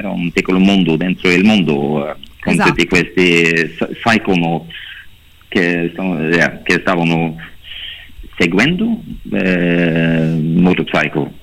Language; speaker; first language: Italian; non-native, learner; Norwegian